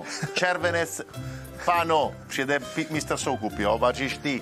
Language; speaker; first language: Czech; non-native, learner; Italian